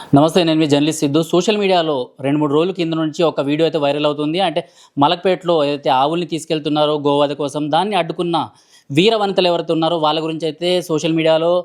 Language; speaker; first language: Telugu; native; Telugu